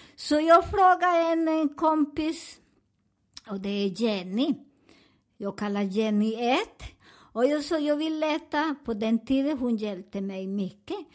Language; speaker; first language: Swedish; non-native, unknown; Spanish